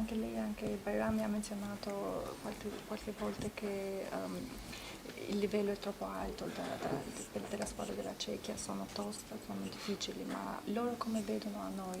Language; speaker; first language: Italian; non-native, fluent; Albanian